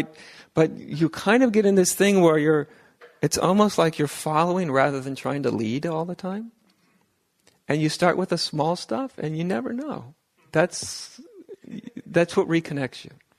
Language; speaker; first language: English; native; English